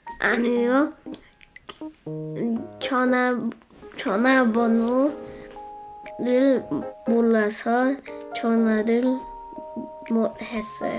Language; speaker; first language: Korean; early bilingual, heritage; English